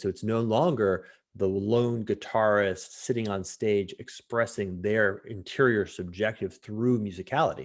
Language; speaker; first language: English; native; English